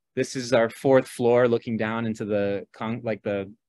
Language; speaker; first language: English; native; English